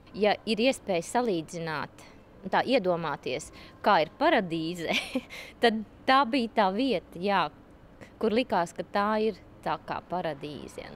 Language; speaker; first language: Latvian; native; Latvian